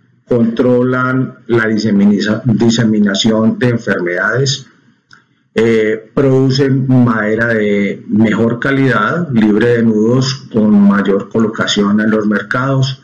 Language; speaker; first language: Spanish; native; Spanish